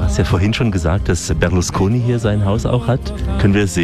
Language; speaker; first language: German; native; German